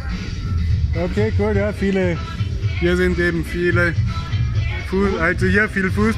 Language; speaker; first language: German; native; German